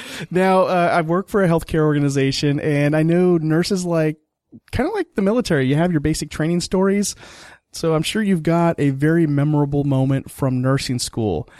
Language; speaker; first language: English; native; English